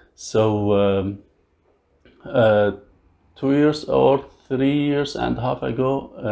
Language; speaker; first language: English; non-native, learner; Arabic